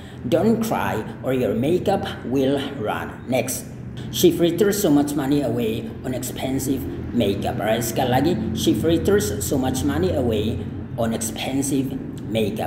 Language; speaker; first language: English; non-native, fluent; Indonesian